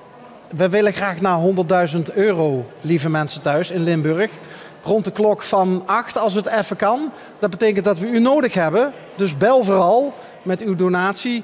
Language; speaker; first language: Dutch; native; Dutch